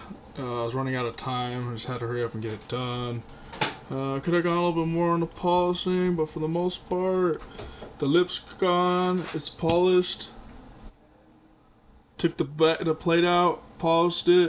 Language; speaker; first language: English; native; English